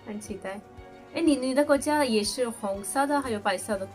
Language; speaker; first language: Chinese; non-native, fluent; Urdu